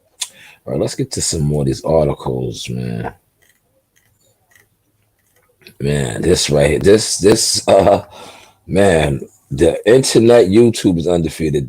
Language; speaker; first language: English; native; English